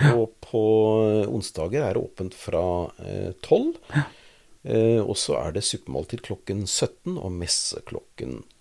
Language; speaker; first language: Norwegian; native; Norwegian